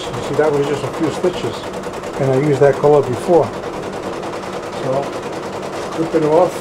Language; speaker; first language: English; native; English